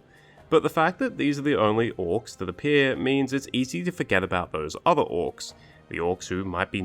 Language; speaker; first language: English; native; English